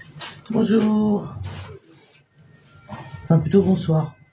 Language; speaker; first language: French; native; French